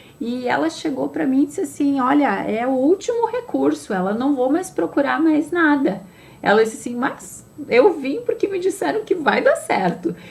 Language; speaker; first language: Portuguese; native; Portuguese